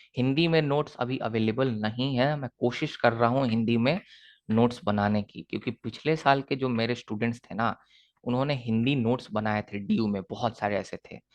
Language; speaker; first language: Hindi; native; Hindi